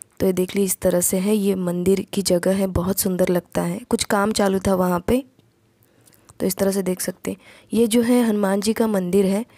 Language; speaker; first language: Hindi; non-native, local second language; Marathi